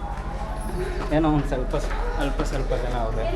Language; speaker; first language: Kannada; native; Kannada